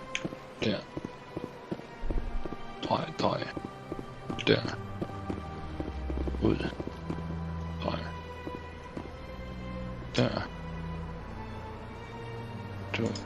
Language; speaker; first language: Danish; native; Danish